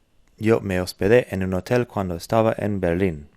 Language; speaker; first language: Spanish; non-native, fluent; English